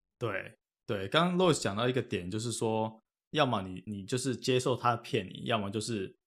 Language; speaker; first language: Chinese; native; Chinese